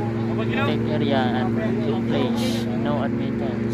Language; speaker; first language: English; non-native, learner; Filipino